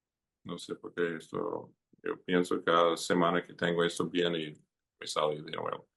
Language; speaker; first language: Spanish; non-native, fluent; English